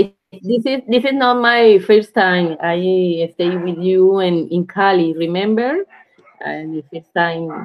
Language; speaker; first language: English; non-native, learner; Spanish